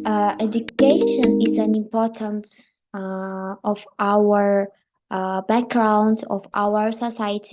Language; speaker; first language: English; non-native, learner; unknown